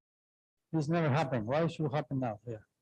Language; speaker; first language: English; non-native, fluent; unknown